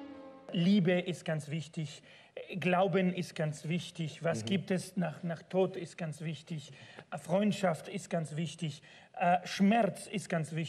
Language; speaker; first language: German; non-native, fluent; Spanish